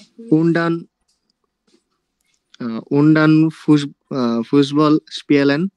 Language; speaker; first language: German; non-native, learner; Bangla